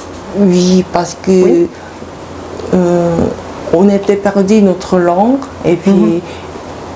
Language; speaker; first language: French; non-native, learner; Korean